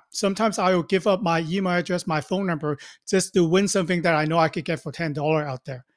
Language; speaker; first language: English; non-native, local second language; Cantonese